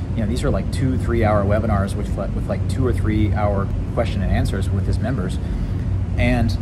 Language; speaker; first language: English; native; English